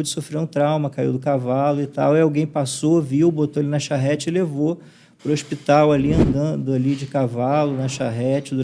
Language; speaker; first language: Portuguese; native; Portuguese